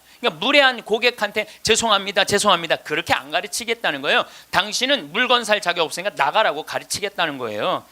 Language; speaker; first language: Korean; native; Korean